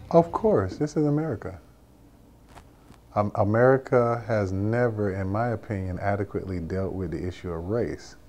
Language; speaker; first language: English; native; English